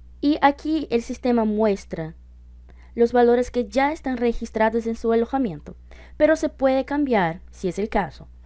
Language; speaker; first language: Spanish; non-native, fluent; Portuguese